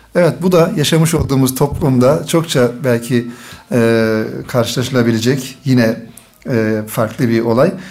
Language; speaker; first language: Turkish; native; Turkish